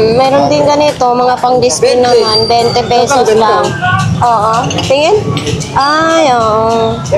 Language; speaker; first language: Filipino; non-native, local second language; Cebuano